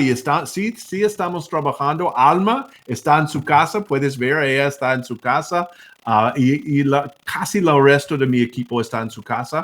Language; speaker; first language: Spanish; non-native, fluent; English